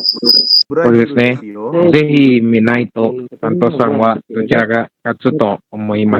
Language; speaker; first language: Japanese; non-native, learner; Indonesian